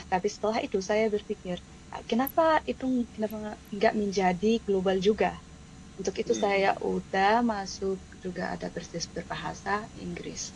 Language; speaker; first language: Indonesian; non-native, fluent; Arabic